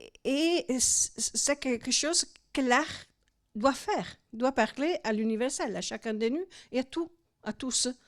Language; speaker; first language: French; non-native, fluent; Italian